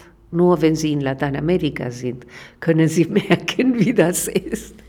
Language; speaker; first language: German; non-native, fluent; Spanish